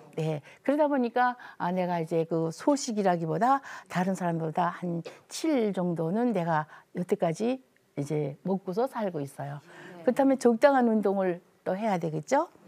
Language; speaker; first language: Korean; native; Korean